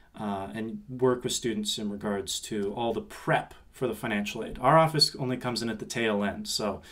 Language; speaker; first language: English; native; English